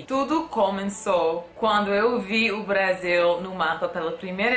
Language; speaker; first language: Portuguese; non-native, fluent; English